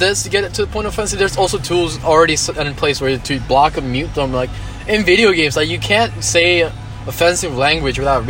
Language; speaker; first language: English; non-native, fluent; Spanish